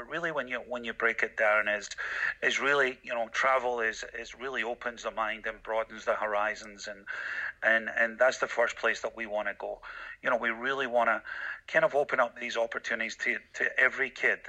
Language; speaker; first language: English; native; English